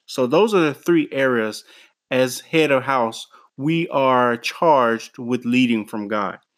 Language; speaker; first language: English; native; English